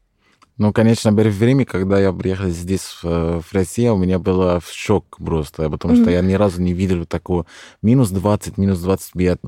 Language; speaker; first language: Russian; non-native, fluent; Arabic